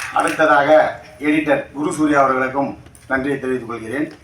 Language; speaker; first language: Tamil; native; Tamil